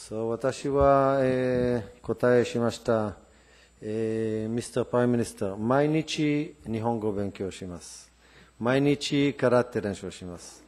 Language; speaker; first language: Japanese; non-native, learner; Hebrew